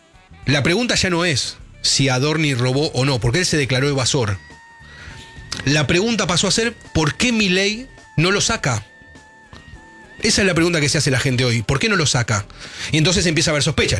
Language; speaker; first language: Spanish; native; Spanish